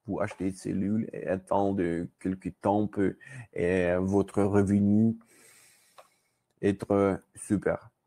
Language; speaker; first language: French; non-native, learner; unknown